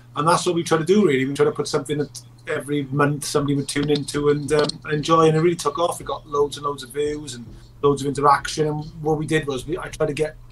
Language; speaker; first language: English; native; English